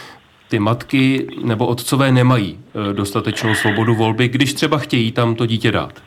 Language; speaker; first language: Czech; native; Czech